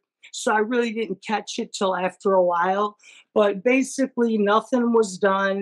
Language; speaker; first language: English; native; English